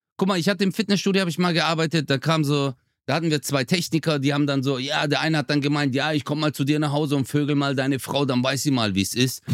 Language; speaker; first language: German; early bilingual, other home language; Turkish